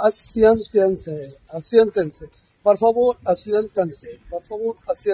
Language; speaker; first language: Spanish; non-native, learner; Hindi